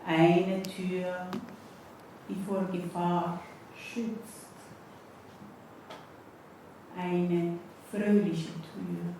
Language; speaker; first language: German; non-native, fluent; Persian